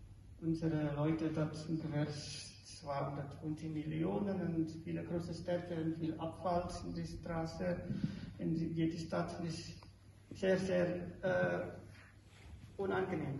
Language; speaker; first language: Dutch; non-native, learner; Indonesian